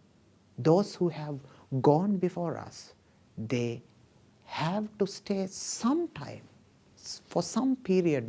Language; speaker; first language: English; non-native, local second language; Sinhala